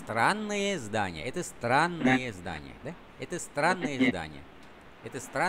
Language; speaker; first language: Russian; non-native, fluent; Vietnamese